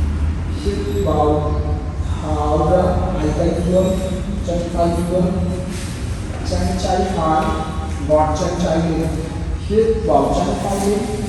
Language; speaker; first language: Vietnamese; non-native, learner; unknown